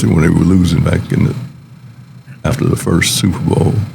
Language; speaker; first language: English; native; English